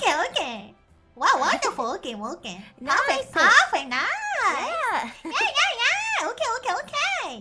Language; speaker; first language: English; non-native, learner; Japanese